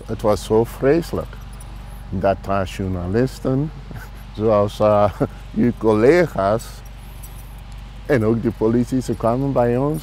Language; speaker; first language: Dutch; non-native, fluent; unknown